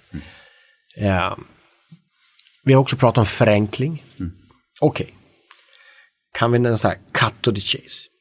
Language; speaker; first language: Swedish; native; Swedish